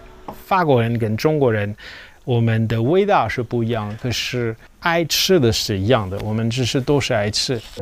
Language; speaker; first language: Chinese; non-native, fluent; French